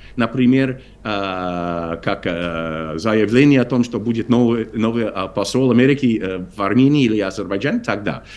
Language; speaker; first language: Russian; non-native, fluent; English